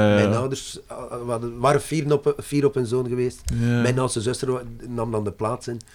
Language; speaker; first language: Dutch; non-native, fluent; French